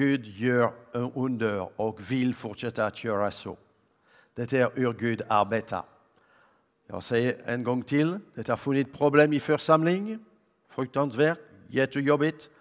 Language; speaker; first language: Swedish; non-native, learner; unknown